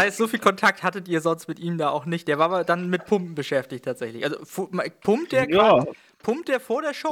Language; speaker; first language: German; native; German